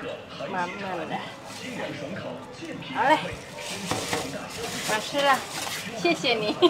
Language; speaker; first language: Chinese; non-native, fluent; Indonesian